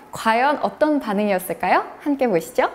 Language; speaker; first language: Korean; native; Korean